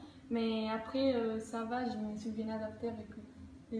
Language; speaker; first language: French; non-native, fluent; Spanish